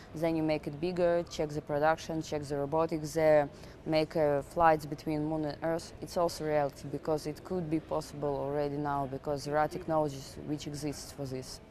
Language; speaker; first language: English; non-native, fluent; Russian